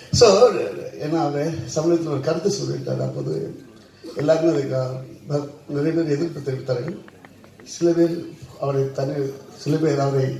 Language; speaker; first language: Tamil; native; Tamil